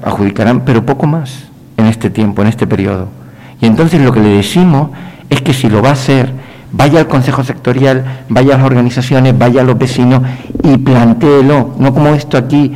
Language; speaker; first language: Spanish; native; Spanish